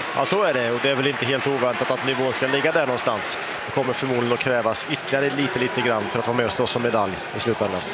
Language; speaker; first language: Swedish; native; Swedish